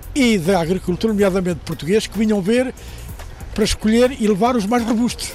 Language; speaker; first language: Portuguese; native; Portuguese